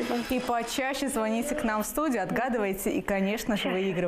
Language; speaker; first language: Russian; native; Russian